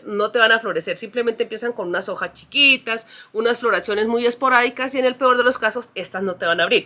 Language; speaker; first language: Spanish; native; Spanish